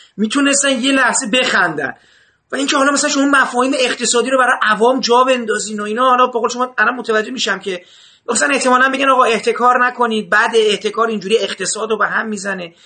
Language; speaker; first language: Persian; native; Persian